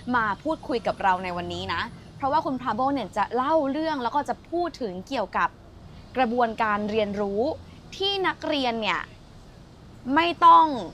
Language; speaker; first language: Thai; native; Thai